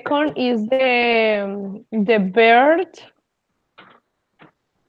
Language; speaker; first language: English; non-native, learner; Spanish